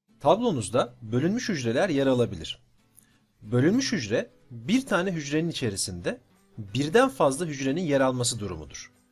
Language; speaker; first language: Turkish; native; Turkish